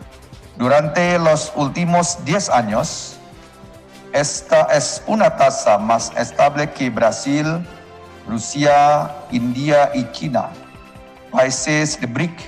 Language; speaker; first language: Spanish; non-native, learner; Indonesian